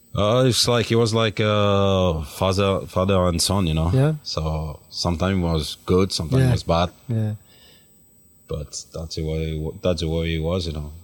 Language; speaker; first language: English; non-native, fluent; French